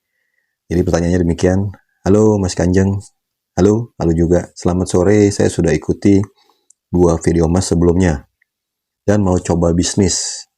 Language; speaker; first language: Indonesian; native; Indonesian